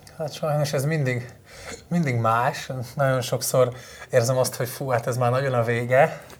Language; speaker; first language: Hungarian; native; Hungarian